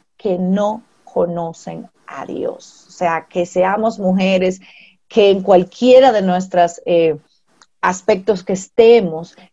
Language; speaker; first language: Spanish; native; Spanish